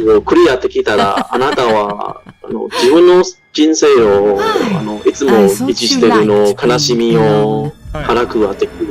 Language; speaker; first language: Japanese; non-native, learner; Chinese